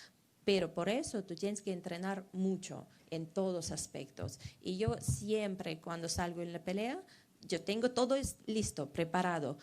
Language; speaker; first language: Spanish; non-native, learner; Russian